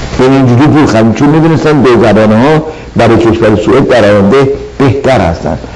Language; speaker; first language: Persian; native; Persian